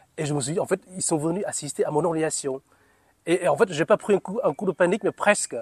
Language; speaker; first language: French; non-native, fluent; Vietnamese